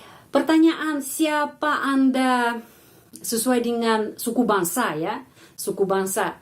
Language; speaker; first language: Indonesian; non-native, fluent; Russian